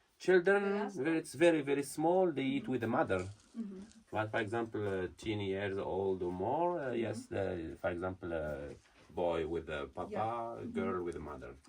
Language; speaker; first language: English; non-native, learner; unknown